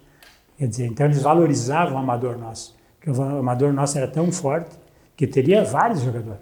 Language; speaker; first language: Portuguese; native; Portuguese